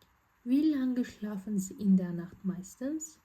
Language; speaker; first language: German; non-native, fluent; Azerbaijani